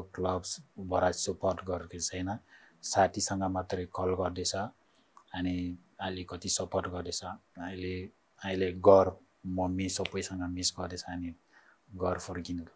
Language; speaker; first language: Nepali; non-native, learner; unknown